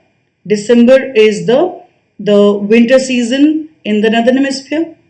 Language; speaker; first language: English; non-native, local second language; Hindi